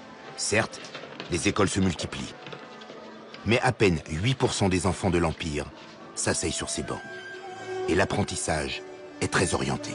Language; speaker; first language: French; native; French